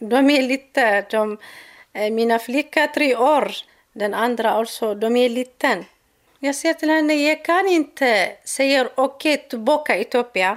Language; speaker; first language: Swedish; non-native, learner; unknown